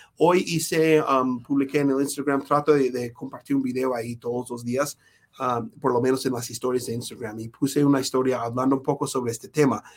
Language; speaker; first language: Spanish; non-native, fluent; English